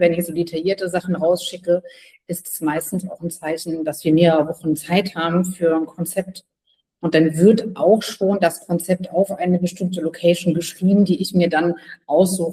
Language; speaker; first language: German; native; German